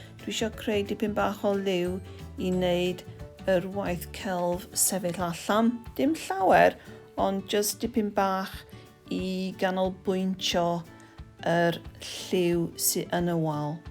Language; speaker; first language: Welsh; non-native, local second language; English